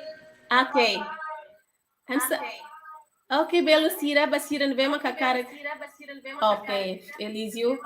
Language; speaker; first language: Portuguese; non-native, local second language; Tetum